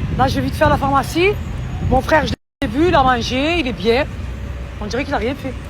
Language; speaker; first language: French; native; French